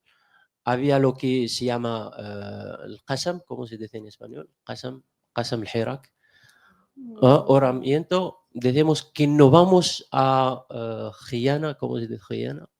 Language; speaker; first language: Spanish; non-native, fluent; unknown